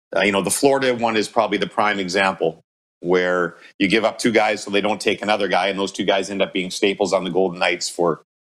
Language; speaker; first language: English; native; English